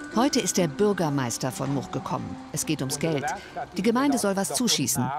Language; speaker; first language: German; native; German